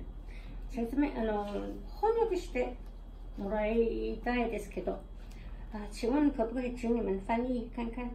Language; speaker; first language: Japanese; non-native, fluent; Chinese